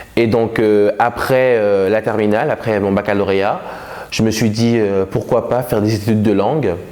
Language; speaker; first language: French; native; French